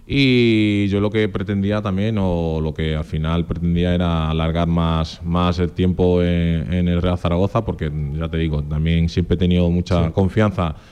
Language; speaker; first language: Spanish; early bilingual, other home language; Portuguese